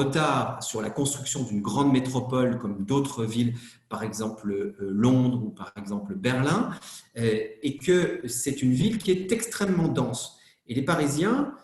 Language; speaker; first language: French; native; French